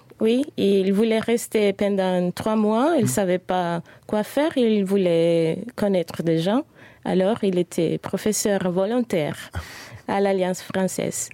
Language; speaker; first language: French; non-native, fluent; Spanish